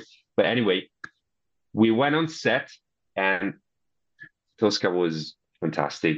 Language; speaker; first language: English; non-native, fluent; Italian